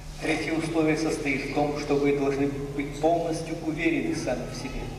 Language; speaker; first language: Russian; native; Russian